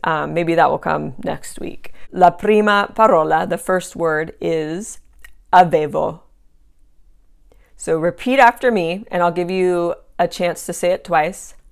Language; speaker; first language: English; native; English